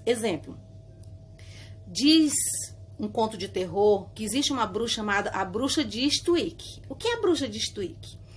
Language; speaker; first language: Portuguese; native; Portuguese